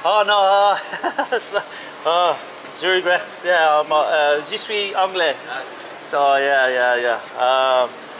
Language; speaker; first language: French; non-native, learner; English